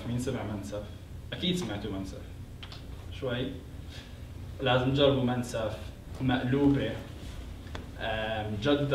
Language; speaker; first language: Arabic; native; Arabic